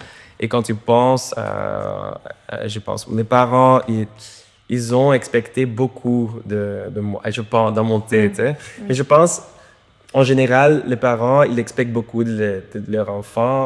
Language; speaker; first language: French; non-native, local second language; Dutch